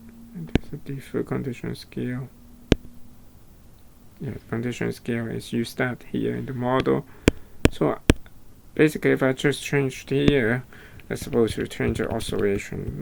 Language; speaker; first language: English; non-native, fluent; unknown